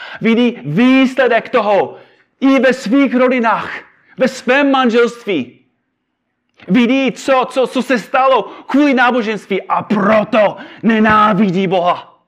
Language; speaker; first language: Czech; non-native, fluent; English